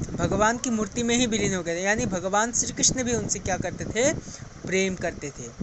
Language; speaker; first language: Hindi; non-native, local second language; Assamese